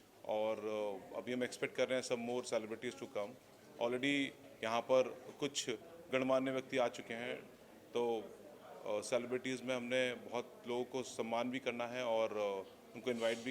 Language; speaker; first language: Hindi; native; Hindi